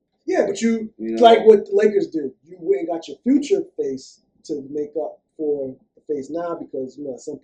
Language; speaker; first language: English; native; English